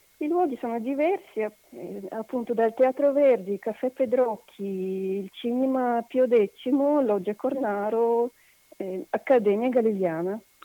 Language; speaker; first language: Italian; non-native, fluent; Russian